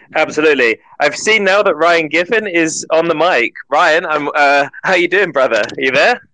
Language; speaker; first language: English; native; English